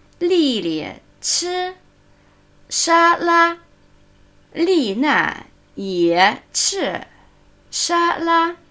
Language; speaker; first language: Chinese; non-native, fluent; German